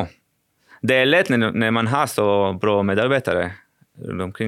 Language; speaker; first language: Swedish; non-native, fluent; Spanish